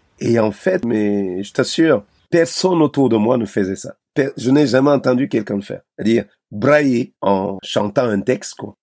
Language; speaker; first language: French; non-native, local second language; Basaa